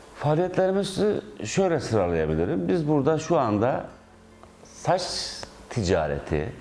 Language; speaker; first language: Turkish; native; Turkish